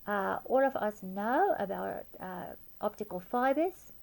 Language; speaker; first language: English; non-native, local second language; Afrikaans